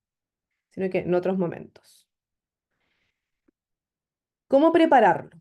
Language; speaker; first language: Spanish; native; Spanish